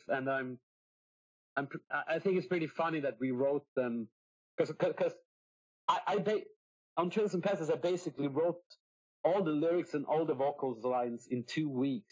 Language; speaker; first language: English; non-native, fluent; Swedish